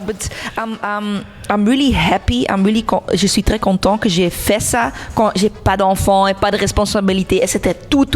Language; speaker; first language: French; non-native, local second language; Dutch